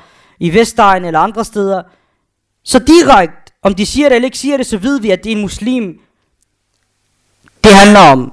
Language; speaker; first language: Danish; non-native, fluent; Arabic